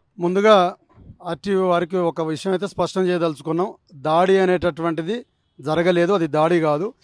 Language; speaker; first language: Telugu; native; Telugu